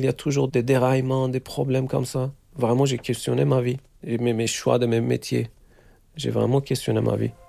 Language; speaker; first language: French; non-native, fluent; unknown